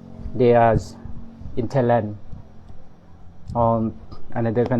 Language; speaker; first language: English; non-native, learner; Thai